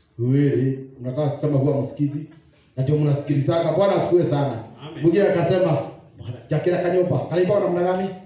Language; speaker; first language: Swahili; non-native, local second language; Kikuyu